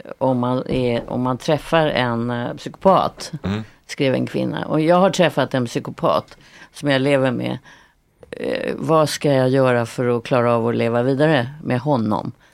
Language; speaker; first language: Swedish; native; Swedish